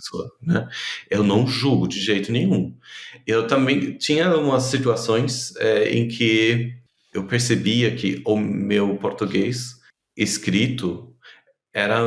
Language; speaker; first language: Portuguese; non-native, fluent; German